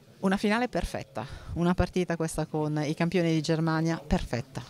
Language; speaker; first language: Italian; native; Italian